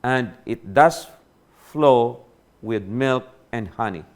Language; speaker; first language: English; non-native, local second language; Hiligaynon